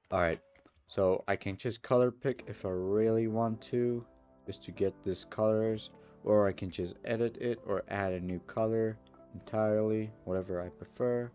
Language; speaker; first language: English; native; English